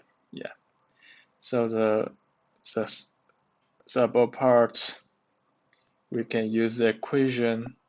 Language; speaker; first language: English; non-native, learner; Chinese